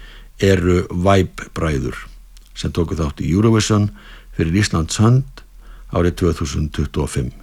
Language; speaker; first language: Icelandic; native; Icelandic